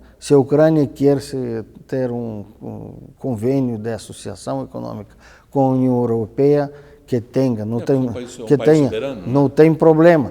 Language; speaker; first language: Portuguese; non-native, fluent; Russian